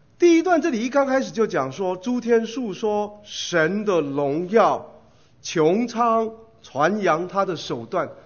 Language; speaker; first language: Chinese; native; Chinese